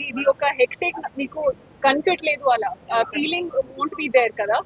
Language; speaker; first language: Telugu; non-native, local second language; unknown